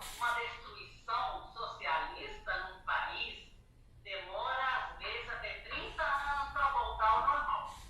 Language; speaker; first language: Portuguese; non-native, fluent; Spanish